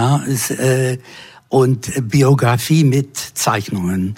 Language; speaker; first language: German; non-native, fluent; English